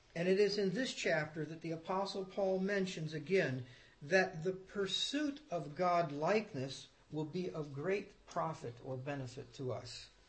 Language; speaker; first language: English; native; English